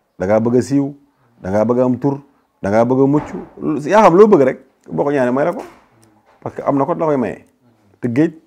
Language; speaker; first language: Wolof; native; Wolof